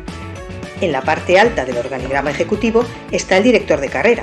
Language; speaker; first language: Spanish; native; Spanish